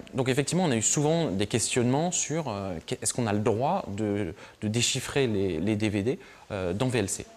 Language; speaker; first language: French; native; French